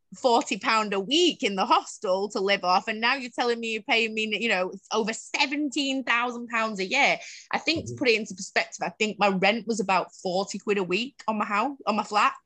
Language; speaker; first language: English; native; English